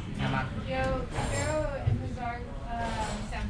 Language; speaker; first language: Spanish; non-native, learner; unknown